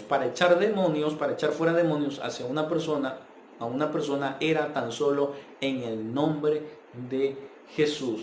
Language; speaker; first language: Spanish; native; Spanish